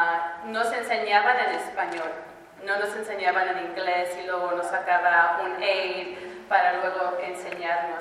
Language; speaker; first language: Spanish; early bilingual, heritage; Spanish